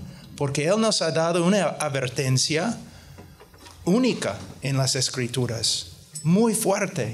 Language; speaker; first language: Spanish; non-native, fluent; English